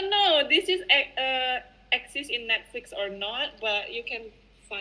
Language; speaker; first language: English; non-native, fluent; Indonesian